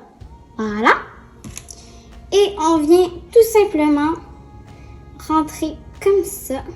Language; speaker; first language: French; native; French